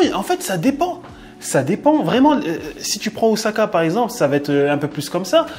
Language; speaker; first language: French; native; French